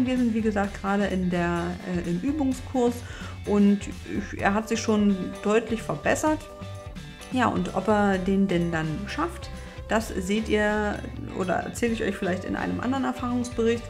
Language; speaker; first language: German; native; German